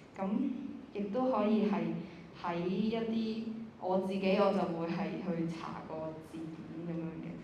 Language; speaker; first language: Cantonese; native; Cantonese